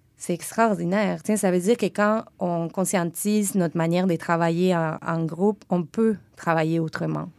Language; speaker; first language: French; non-native, fluent; Spanish